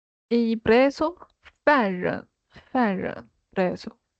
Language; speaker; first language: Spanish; non-native, fluent; Chinese